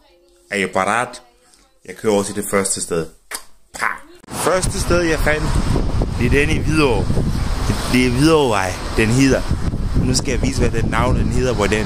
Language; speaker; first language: Danish; non-native, learner; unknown